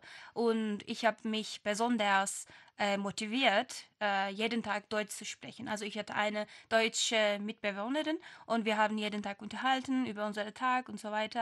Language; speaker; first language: German; non-native, fluent; Turkish